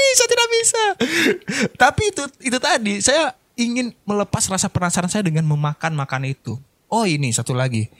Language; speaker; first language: Indonesian; non-native, local second language; Minangkabau